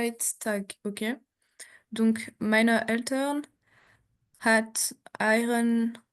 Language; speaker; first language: German; non-native, learner; French